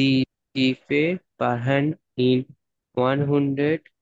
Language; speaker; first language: German; non-native, learner; Bangla